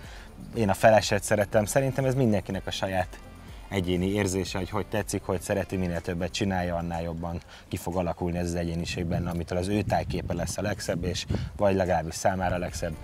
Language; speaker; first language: Hungarian; native; Hungarian